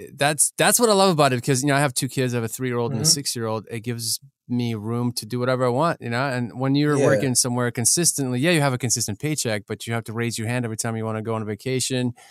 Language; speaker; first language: English; early bilingual, other home language; Ukrainian